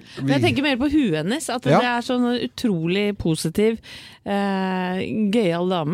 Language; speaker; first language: Norwegian; native; Norwegian